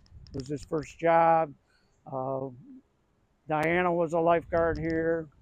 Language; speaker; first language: English; native; English